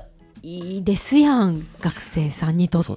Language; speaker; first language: Japanese; native; Japanese